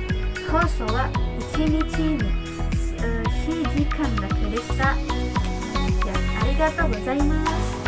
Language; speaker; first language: Japanese; non-native, learner; Indonesian